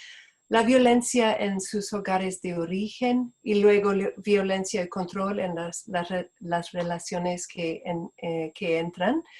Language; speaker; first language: Spanish; non-native, fluent; Portuguese